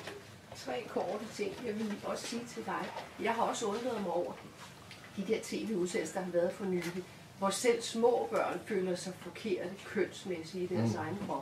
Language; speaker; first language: Danish; native; Danish